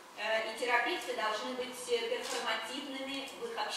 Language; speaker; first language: Italian; non-native, fluent; Russian